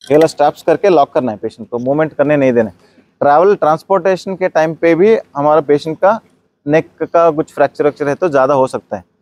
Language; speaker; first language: Hindi; non-native, local second language; Kannada